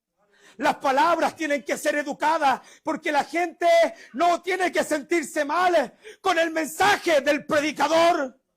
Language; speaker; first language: Spanish; native; Spanish